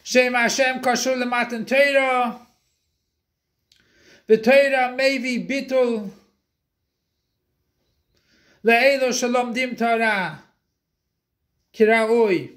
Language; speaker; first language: Hebrew; non-native, fluent; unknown